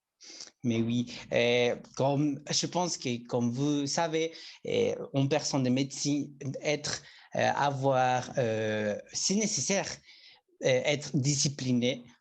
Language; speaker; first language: French; non-native, learner; Spanish